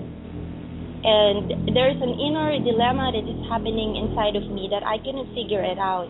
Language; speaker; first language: English; non-native, local second language; Filipino